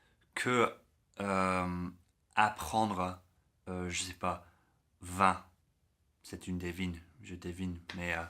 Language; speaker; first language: French; non-native, learner; English